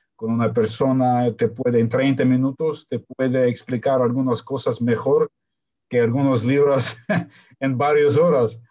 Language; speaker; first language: Spanish; non-native, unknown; Russian